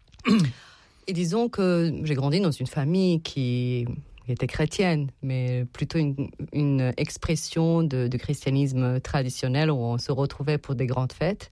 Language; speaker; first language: French; non-native, fluent; Serbian